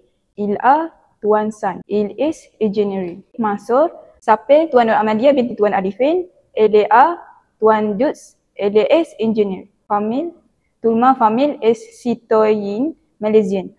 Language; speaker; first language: French; non-native, learner; Malay